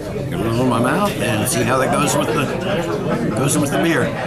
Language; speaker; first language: English; native; English